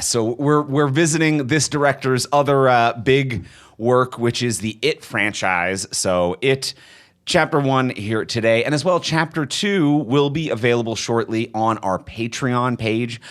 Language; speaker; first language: English; native; English